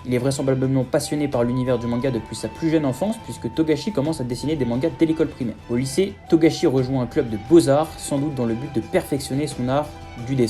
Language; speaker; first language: French; native; French